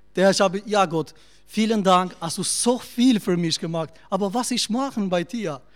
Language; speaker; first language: German; non-native, learner; Albanian